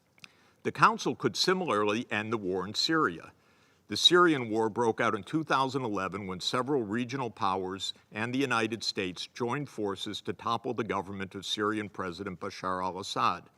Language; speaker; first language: English; native; English